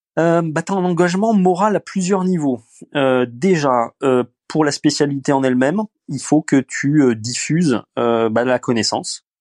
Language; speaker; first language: French; early bilingual, other home language; Romanian